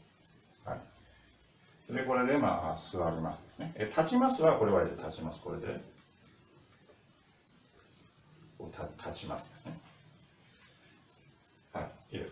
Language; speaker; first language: Japanese; non-native, fluent; Russian